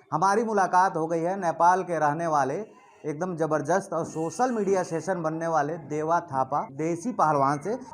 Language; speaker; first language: Hindi; native; Hindi